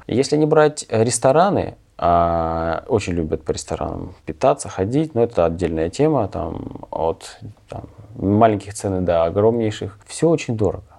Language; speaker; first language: Russian; native; Russian